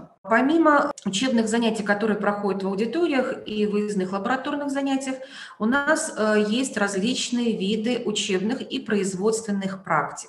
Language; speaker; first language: Russian; native; Russian